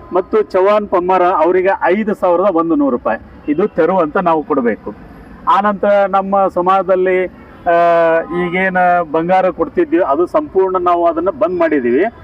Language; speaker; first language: Kannada; non-native, local second language; Lambadi